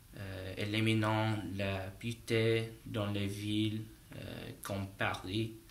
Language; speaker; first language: French; non-native, learner; English